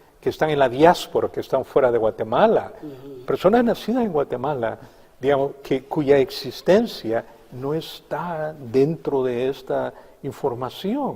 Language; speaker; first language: Spanish; native; Spanish